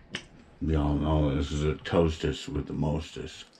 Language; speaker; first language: English; native; English